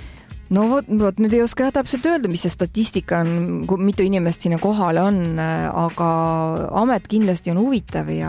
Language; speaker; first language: Estonian; native; Estonian